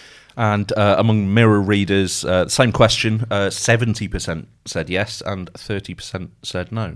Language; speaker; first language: English; native; English